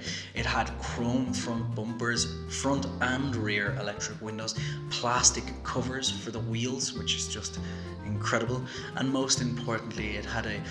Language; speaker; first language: English; native; English